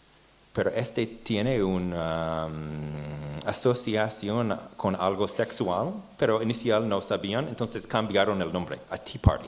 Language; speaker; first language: Spanish; non-native, fluent; English